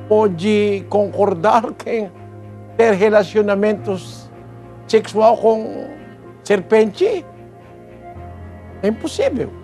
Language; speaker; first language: Portuguese; non-native, learner; Filipino